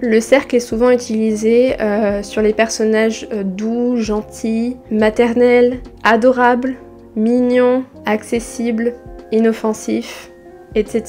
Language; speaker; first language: French; native; French